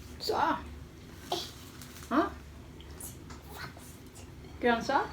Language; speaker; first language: Swedish; non-native, learner; Thai